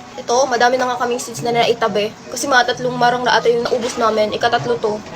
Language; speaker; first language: Filipino; non-native, local second language; Cebuano